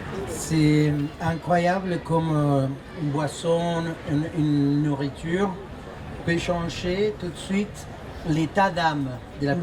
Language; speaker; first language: French; non-native, fluent; Spanish